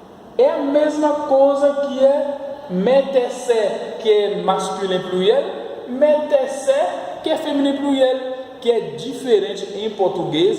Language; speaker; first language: Portuguese; non-native, fluent; French